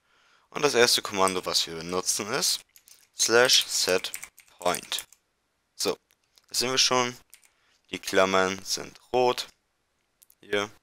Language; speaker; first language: German; native; German